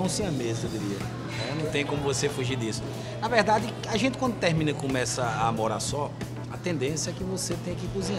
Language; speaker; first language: Portuguese; native; Portuguese